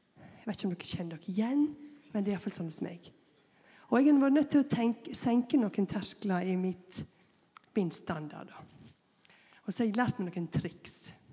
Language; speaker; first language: Norwegian; native; Norwegian